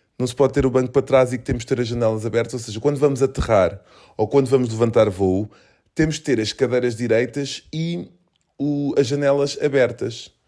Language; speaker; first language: Portuguese; early bilingual, other home language; Kabuverdianu